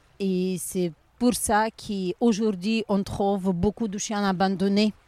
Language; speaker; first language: French; non-native, learner; Ukrainian